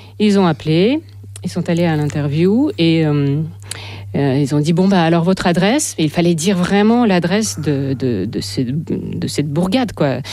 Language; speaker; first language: French; non-native, fluent; Russian